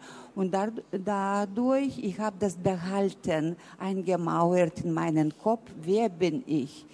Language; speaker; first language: German; early bilingual, heritage; German